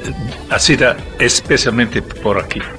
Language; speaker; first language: Spanish; non-native, learner; Italian